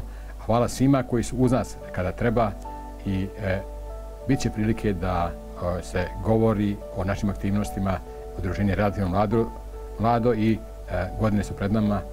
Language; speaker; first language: Croatian; native; Croatian